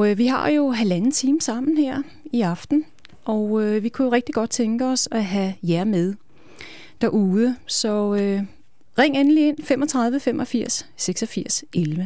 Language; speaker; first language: Danish; native; Danish